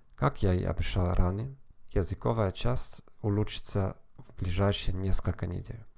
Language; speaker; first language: Russian; non-native, learner; German